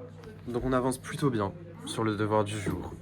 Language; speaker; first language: French; native; French